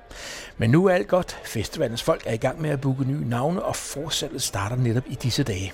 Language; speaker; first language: Danish; native; Danish